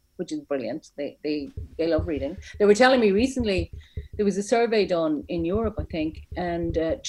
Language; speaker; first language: English; native; English